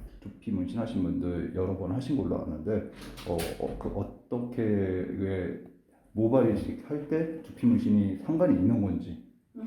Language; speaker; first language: Korean; native; Korean